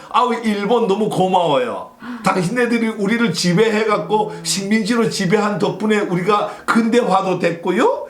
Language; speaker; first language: Korean; native; Korean